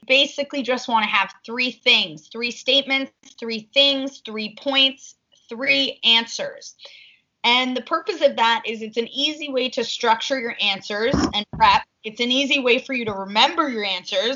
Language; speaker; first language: English; native; English